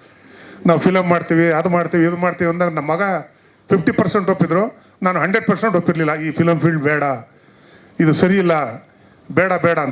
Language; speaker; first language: Kannada; native; Kannada